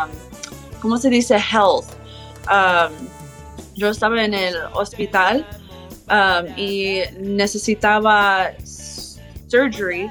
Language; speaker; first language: Spanish; early bilingual, heritage; English